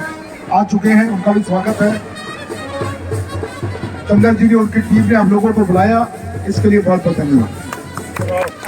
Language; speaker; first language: Hindi; native; Hindi